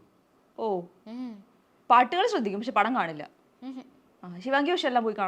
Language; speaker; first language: Malayalam; native; Malayalam